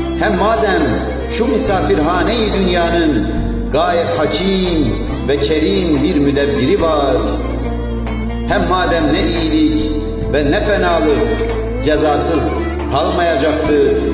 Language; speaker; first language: Turkish; native; Turkish